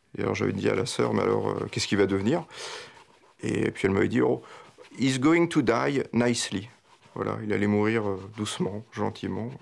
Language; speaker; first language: French; native; French